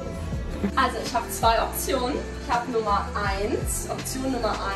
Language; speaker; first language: German; non-native, learner; English